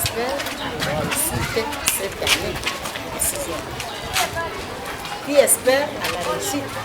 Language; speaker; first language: French; non-native, learner; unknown